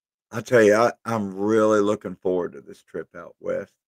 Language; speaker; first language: English; native; English